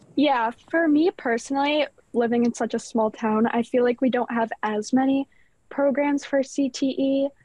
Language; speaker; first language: English; native; English